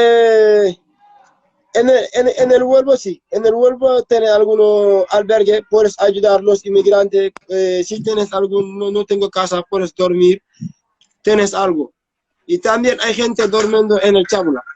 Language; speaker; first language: Spanish; non-native, learner; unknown